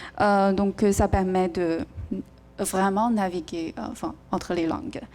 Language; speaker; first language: French; non-native, fluent; Chinese